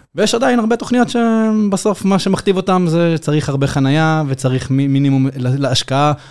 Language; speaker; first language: Hebrew; native; Hebrew